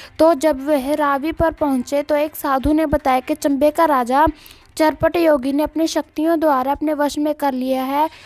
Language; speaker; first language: Hindi; non-native, local second language; Punjabi